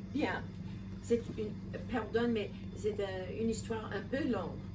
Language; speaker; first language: French; non-native, learner; English